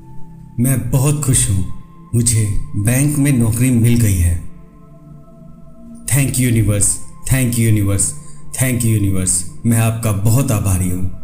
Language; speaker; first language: Hindi; native; Hindi